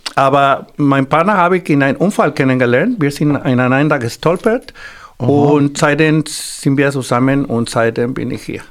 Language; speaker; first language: German; non-native, fluent; Spanish